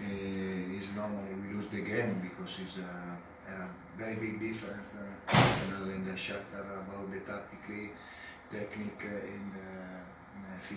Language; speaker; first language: English; non-native, learner; Italian